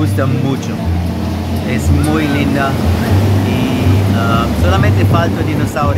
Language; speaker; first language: Spanish; non-native, learner; English